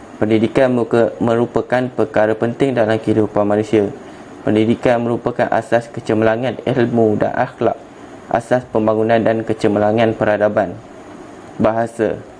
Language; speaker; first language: Malay; native; Malay